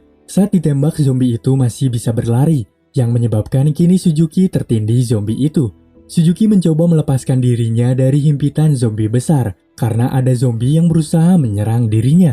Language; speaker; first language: Indonesian; native; Indonesian